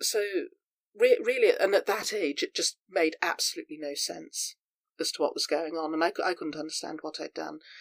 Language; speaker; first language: English; native; English